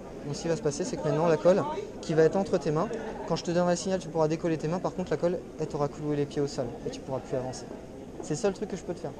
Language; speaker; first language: French; native; French